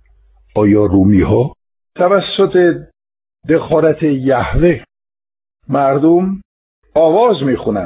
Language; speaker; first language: Persian; non-native, fluent; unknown